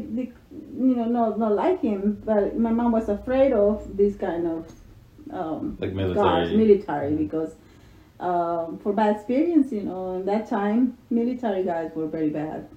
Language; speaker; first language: English; non-native, learner; Spanish